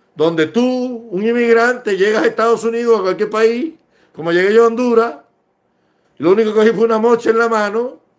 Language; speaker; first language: Spanish; native; Spanish